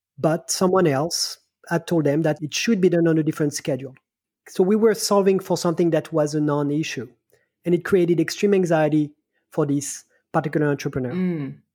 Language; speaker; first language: English; non-native, fluent; French